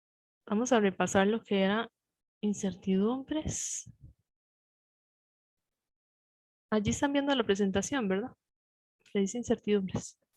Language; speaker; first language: Spanish; native; Spanish